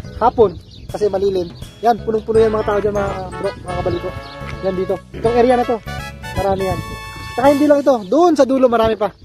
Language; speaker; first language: Filipino; native; Filipino